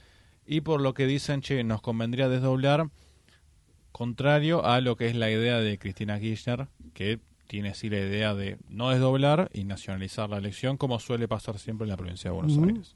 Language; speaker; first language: Spanish; native; Spanish